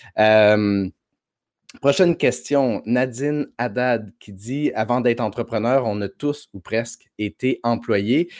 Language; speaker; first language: French; native; French